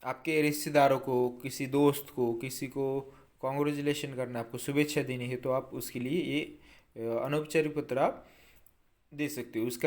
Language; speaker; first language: Hindi; non-native, local second language; Marathi